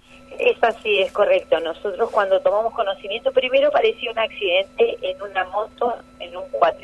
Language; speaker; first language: Spanish; native; Spanish